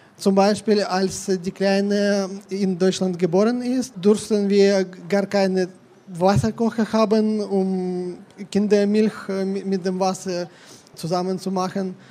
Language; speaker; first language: German; non-native, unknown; Ukrainian